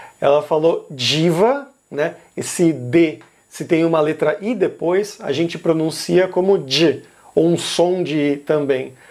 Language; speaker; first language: Portuguese; native; Portuguese